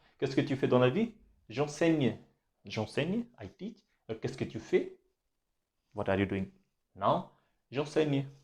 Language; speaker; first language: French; non-native, fluent; Hindi